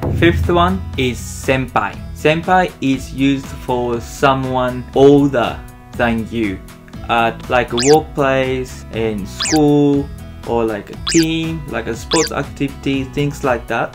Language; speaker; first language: English; non-native, fluent; Japanese